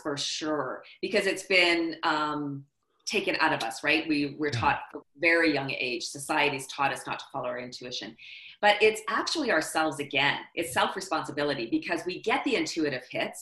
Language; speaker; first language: English; native; English